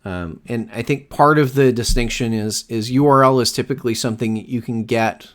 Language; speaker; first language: English; native; English